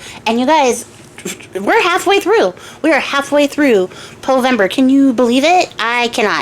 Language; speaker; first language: English; native; English